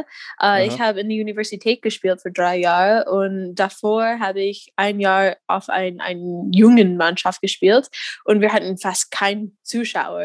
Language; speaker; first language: German; non-native, fluent; English